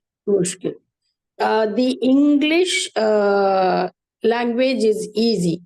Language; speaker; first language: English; non-native, learner; Urdu